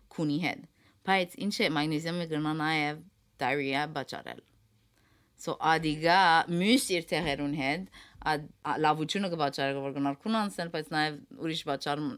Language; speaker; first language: Armenian; early bilingual, heritage; Armenian